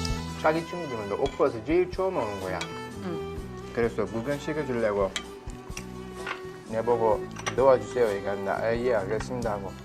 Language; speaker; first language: Korean; non-native, learner; Turkish